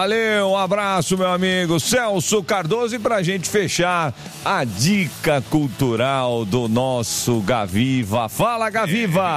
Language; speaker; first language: Portuguese; native; Portuguese